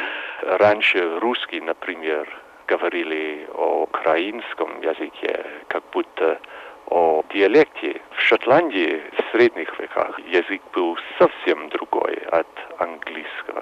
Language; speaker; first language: Russian; non-native, fluent; English